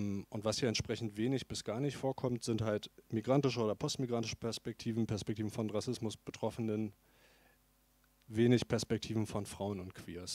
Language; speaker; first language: German; native; German